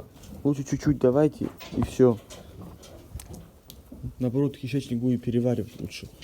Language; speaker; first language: Russian; non-native, local second language; Ossetic